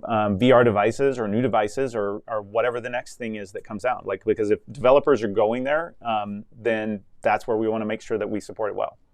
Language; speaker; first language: English; native; English